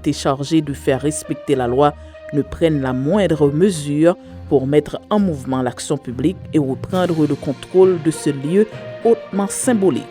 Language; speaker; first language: French; non-native, local second language; Haitian Creole